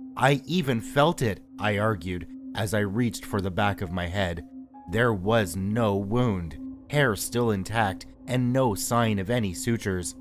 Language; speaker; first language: English; native; English